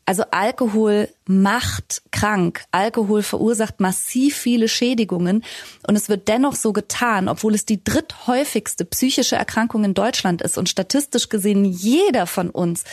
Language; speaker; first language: German; native; German